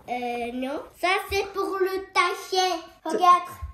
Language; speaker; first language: French; early bilingual, heritage; French